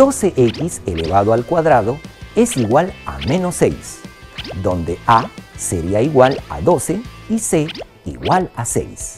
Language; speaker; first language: Spanish; native; Spanish